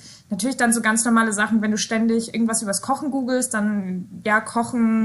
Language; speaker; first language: German; native; German